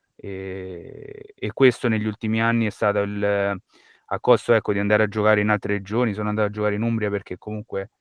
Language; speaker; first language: Italian; native; Italian